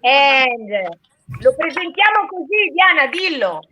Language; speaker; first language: Italian; native; Italian